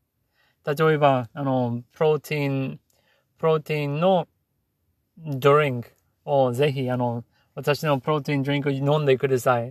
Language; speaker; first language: Japanese; non-native, learner; English